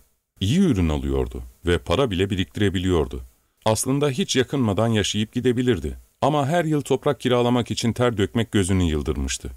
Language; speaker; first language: Turkish; native; Turkish